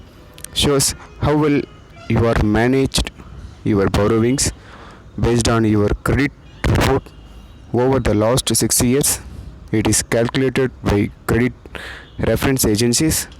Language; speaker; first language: English; non-native, local second language; Tamil